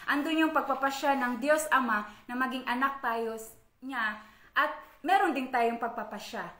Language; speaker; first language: Filipino; non-native, local second language; Cebuano